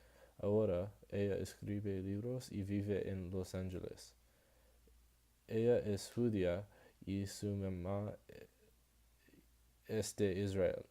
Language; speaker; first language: Spanish; non-native, learner; English